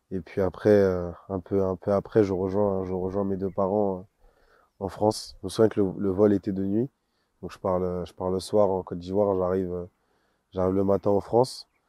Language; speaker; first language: French; early bilingual, other home language; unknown